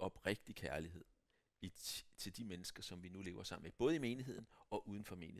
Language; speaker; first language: Danish; native; Danish